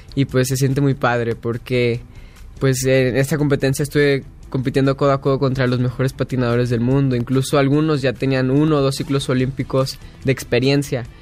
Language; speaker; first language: Spanish; native; Spanish